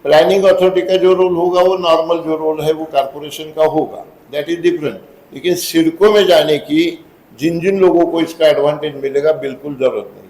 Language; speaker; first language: Hindi; non-native, local second language; Marathi